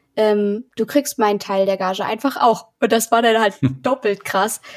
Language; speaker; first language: German; native; German